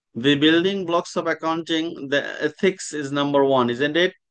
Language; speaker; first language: English; non-native, local second language; Bangla